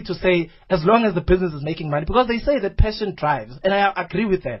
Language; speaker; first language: English; non-native, local second language; Zulu